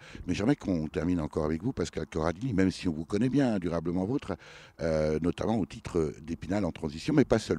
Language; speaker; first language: French; native; French